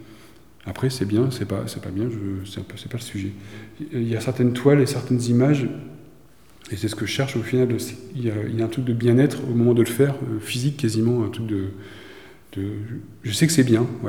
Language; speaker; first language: French; native; French